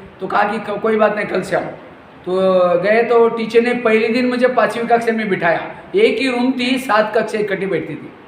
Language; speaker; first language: Hindi; non-native, local second language; Marathi